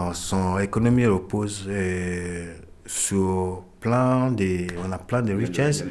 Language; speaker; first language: French; non-native, fluent; Ewe